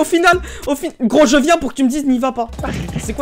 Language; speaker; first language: French; native; French